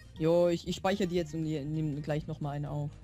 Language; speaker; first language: German; native; German